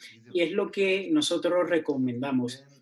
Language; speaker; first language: Spanish; non-native, fluent; Turkish